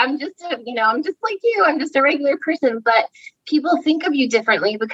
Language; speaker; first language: English; native; English